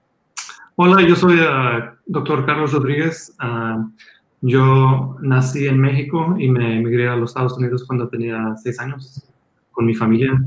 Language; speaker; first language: Spanish; early bilingual, other home language; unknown